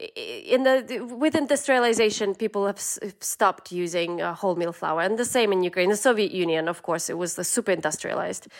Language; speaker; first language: English; non-native, fluent; Russian